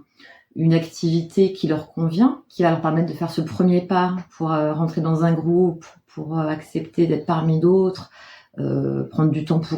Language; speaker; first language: French; native; French